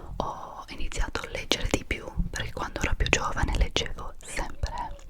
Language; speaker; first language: Italian; non-native, fluent; English